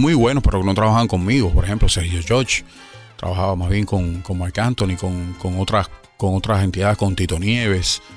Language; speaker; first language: Spanish; native; Spanish